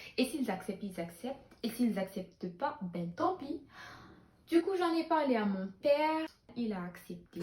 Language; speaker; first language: French; non-native, local second language; Haitian Creole